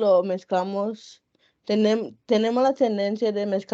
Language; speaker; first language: Spanish; non-native, local second language; English